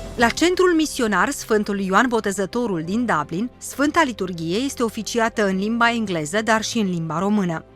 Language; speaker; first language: Romanian; native; Romanian